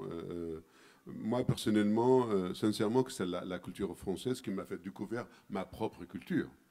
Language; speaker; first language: French; non-native, fluent; Arabic